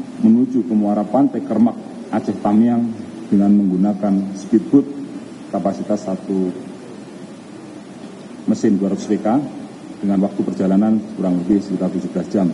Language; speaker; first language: Indonesian; native; Indonesian